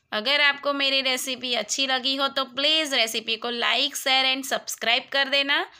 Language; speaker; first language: Hindi; non-native, local second language; Gujarati